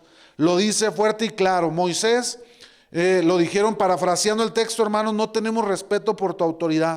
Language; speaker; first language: Spanish; native; Spanish